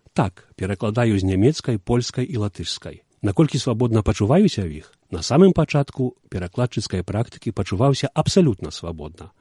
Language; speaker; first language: Belarusian; native; Belarusian